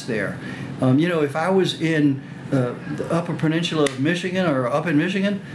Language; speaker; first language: English; early bilingual, other home language; French